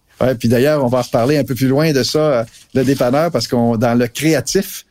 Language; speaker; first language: French; native; French